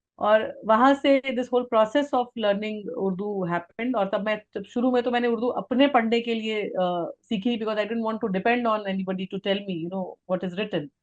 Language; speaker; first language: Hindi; native; Hindi